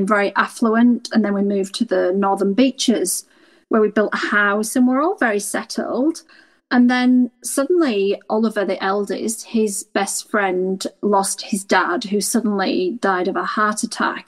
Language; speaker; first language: English; native; English